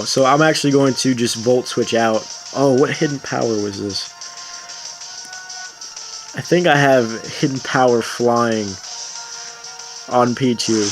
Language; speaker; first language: English; native; English